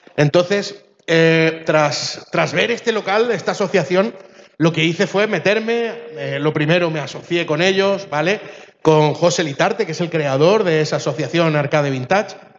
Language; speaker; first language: Spanish; early bilingual, other home language; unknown